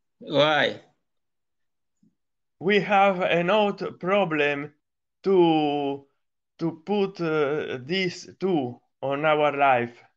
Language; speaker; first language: English; non-native, learner; Italian